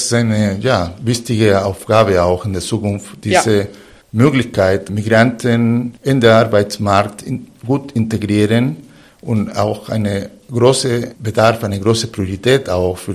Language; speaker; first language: German; non-native, fluent; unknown